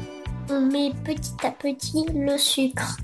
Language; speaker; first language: French; early bilingual, other home language; Romanian